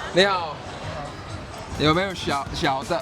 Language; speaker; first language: Chinese; non-native, learner; Indonesian